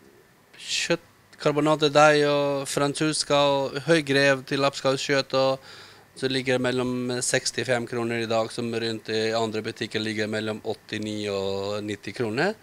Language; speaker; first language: Norwegian; non-native, learner; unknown